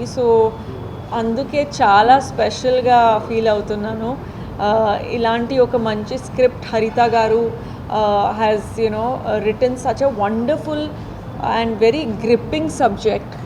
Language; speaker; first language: Telugu; non-native, fluent; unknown